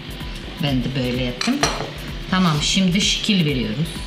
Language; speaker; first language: Turkish; non-native, learner; Russian